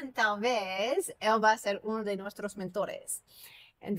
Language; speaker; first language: Spanish; non-native, fluent; English